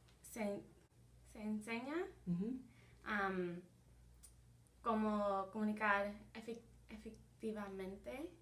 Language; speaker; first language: Spanish; early bilingual, heritage; Spanish